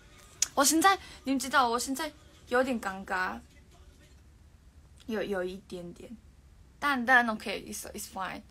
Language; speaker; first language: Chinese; non-native, learner; Mongolian